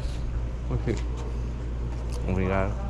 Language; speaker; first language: Portuguese; non-native, learner; Japanese